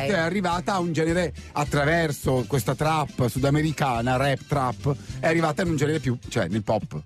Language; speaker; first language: Italian; native; Italian